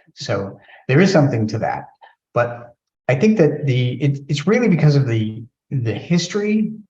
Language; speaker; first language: English; native; English